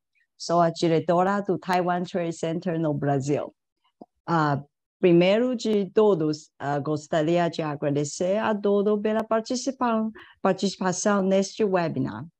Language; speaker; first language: Portuguese; non-native, fluent; Chinese